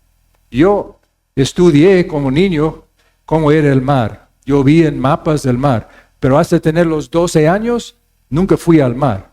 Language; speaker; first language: Spanish; non-native, fluent; English